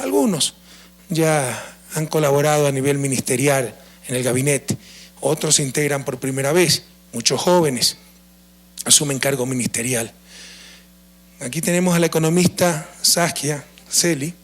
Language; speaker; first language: Spanish; native; Spanish